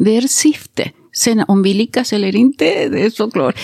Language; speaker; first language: Swedish; non-native, fluent; Spanish